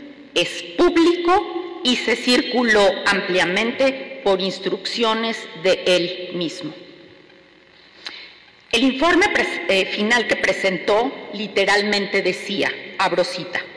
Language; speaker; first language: Spanish; native; Spanish